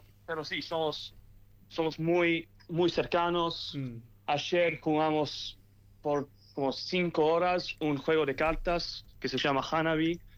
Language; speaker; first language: Spanish; early bilingual, heritage; English